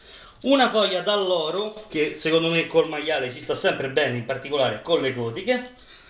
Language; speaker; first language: Italian; native; Italian